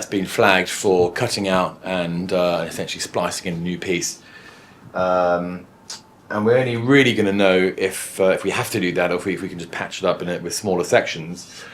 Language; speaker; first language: English; native; English